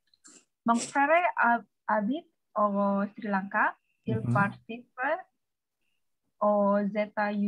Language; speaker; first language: French; non-native, learner; Indonesian